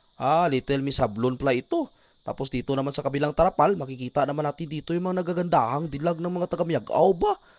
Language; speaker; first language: Filipino; non-native, local second language; Hiligaynon